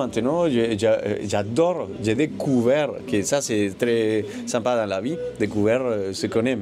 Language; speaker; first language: French; non-native, fluent; Spanish